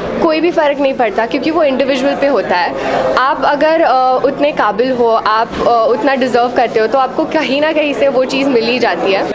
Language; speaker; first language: Urdu; non-native, local second language; Marathi